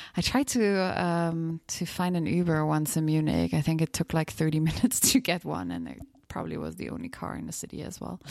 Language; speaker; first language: English; non-native, fluent; German